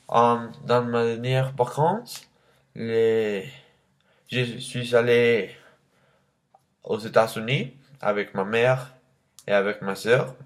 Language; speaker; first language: French; non-native, learner; Spanish